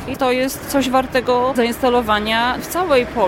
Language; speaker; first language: Polish; native; Polish